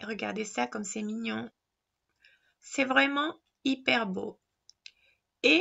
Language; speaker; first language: French; non-native, fluent; Spanish